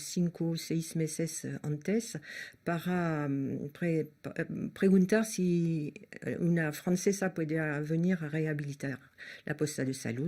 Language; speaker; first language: Spanish; non-native, learner; French